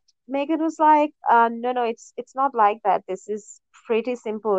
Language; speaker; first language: English; non-native, local second language; Sinhala